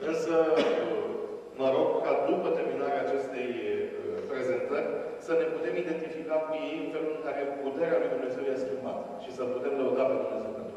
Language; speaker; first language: Romanian; native; Romanian